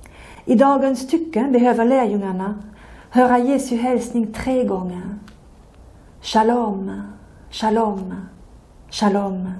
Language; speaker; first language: Swedish; non-native, fluent; French